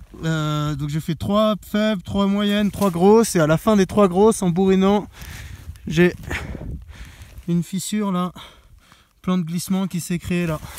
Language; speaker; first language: French; native; French